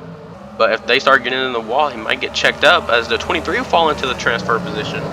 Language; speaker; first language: English; native; English